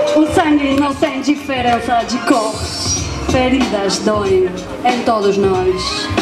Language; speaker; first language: Portuguese; non-native, fluent; Spanish